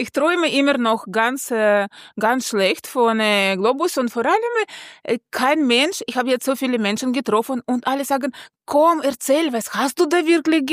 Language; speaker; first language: German; non-native, fluent; Russian